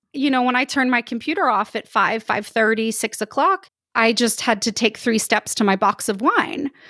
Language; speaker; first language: English; native; English